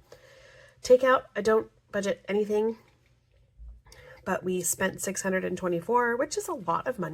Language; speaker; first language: English; native; English